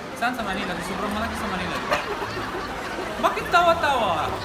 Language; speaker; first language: Filipino; non-native, learner; Arabic